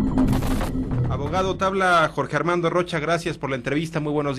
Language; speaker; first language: Spanish; native; Spanish